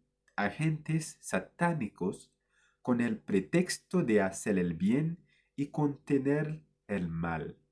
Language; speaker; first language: Spanish; non-native, fluent; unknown